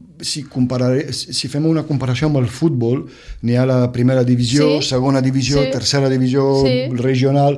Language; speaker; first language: Catalan; non-native, fluent; Romanian